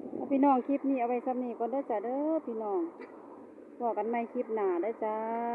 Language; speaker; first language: Thai; native; Thai